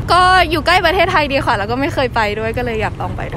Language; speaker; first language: Thai; native; Thai